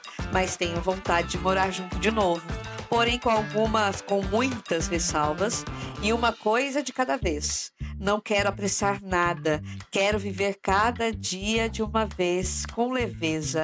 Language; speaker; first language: Portuguese; native; Portuguese